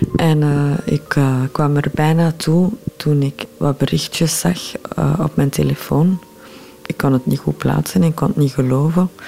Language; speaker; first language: Dutch; early bilingual, other home language; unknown